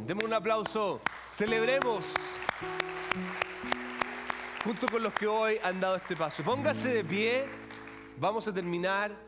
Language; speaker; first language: Spanish; native; Spanish